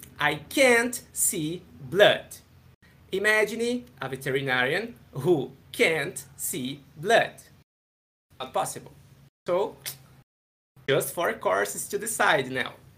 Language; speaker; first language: English; non-native, fluent; Portuguese